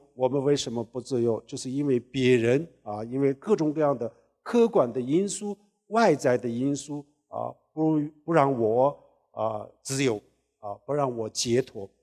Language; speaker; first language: Chinese; non-native, local second language; Tibetan